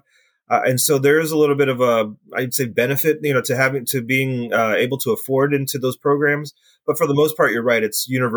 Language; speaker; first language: English; native; English